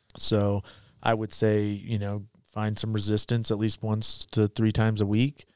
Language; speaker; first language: English; native; English